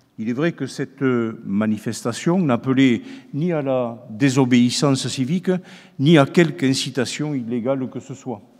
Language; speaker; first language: French; native; French